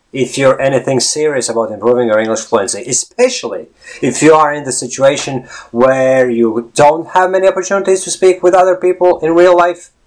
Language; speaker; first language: English; non-native, fluent; Latvian